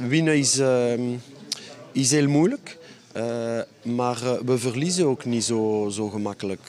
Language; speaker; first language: Dutch; non-native, fluent; French